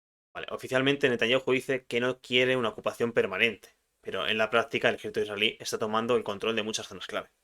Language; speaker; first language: Spanish; native; Spanish